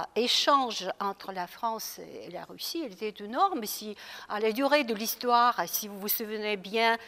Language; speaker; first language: French; non-native, fluent; Russian